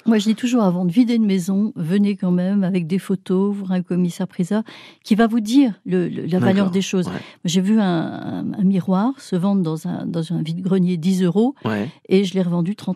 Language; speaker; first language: French; native; French